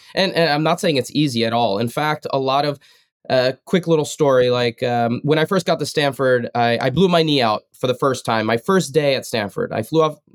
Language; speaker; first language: English; native; English